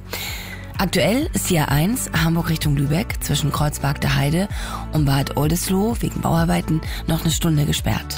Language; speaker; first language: German; native; German